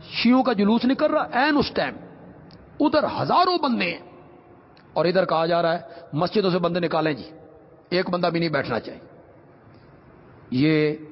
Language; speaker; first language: Urdu; non-native, local second language; Punjabi